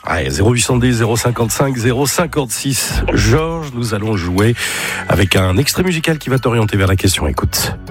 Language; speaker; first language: French; native; French